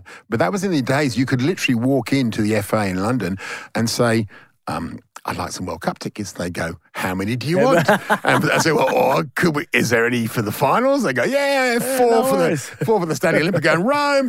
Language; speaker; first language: English; native; English